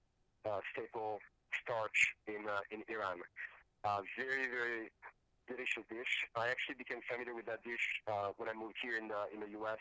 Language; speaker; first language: English; non-native, fluent; French